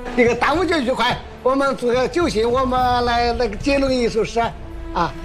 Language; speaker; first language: Chinese; native; Chinese